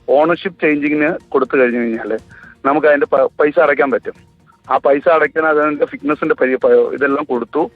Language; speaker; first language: Malayalam; native; Malayalam